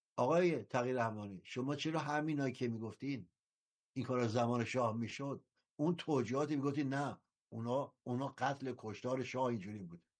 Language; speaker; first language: Persian; native; Persian